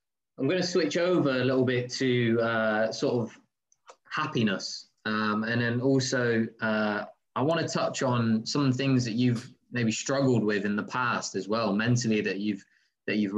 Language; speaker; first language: English; native; English